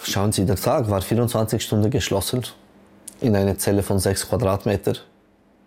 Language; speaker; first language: German; non-native, local second language; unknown